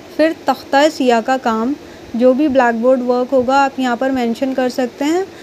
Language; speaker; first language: Urdu; native; Urdu